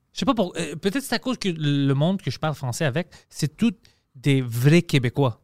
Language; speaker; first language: French; native; French